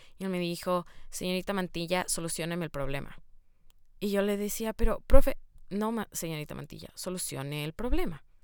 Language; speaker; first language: Spanish; native; Spanish